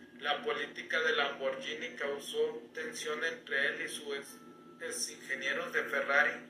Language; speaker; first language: Spanish; native; Spanish